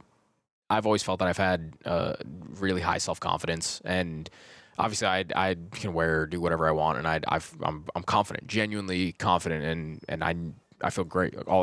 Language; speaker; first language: English; early bilingual, heritage; Persian